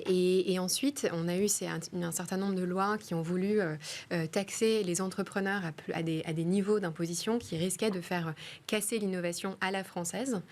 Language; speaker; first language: French; native; French